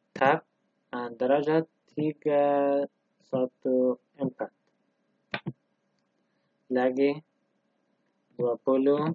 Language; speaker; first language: Indonesian; non-native, learner; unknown